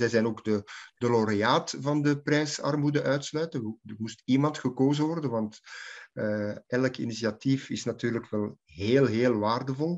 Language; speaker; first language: Dutch; native; Dutch